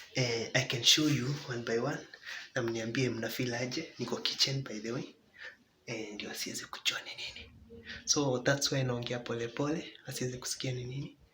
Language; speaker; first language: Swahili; native; Swahili